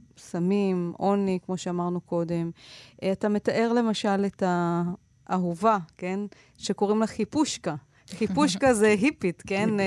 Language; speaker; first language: Hebrew; native; Hebrew